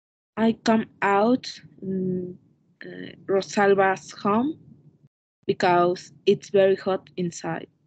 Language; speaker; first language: English; non-native, learner; Spanish